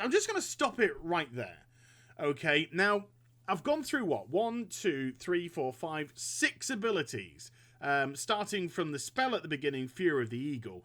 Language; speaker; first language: English; native; English